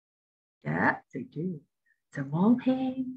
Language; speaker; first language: English; non-native, learner; Chinese